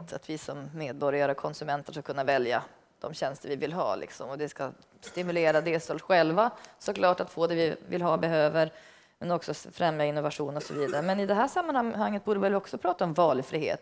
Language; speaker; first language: Swedish; native; Swedish